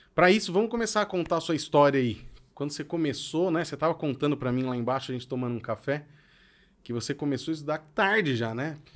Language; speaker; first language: Portuguese; native; Portuguese